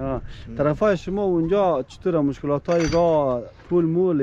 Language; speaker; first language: Persian; native; Persian